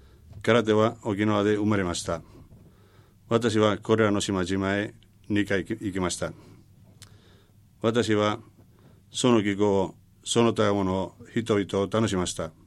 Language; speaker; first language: Japanese; non-native, learner; Spanish